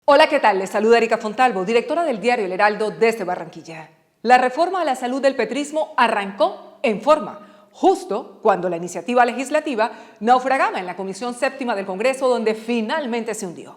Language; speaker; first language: Spanish; native; Spanish